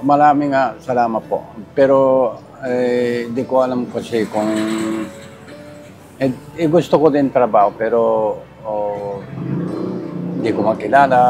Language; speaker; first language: Filipino; non-native, learner; Japanese